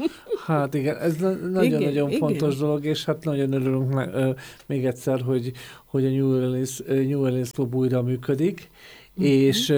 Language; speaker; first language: Hungarian; native; Hungarian